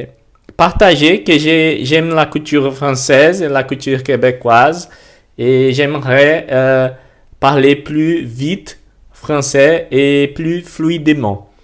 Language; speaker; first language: French; non-native, learner; Portuguese